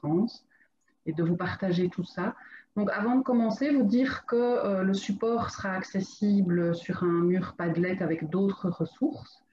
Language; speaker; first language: French; native; French